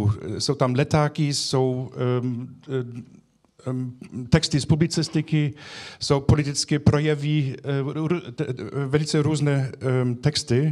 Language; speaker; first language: Czech; non-native, fluent; German